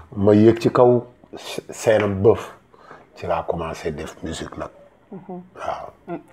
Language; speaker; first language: Wolof; native; Wolof